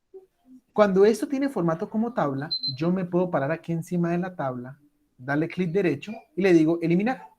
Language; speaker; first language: Spanish; native; Spanish